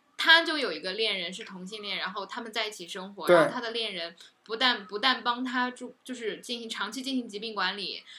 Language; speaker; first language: Chinese; native; Chinese